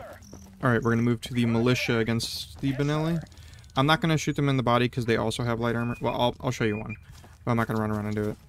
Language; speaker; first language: English; native; English